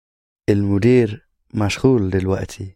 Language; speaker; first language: Arabic; non-native, learner; English